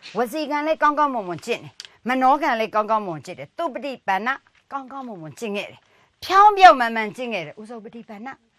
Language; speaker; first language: Burmese; native; Burmese